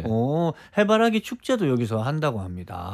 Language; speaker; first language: Korean; native; Korean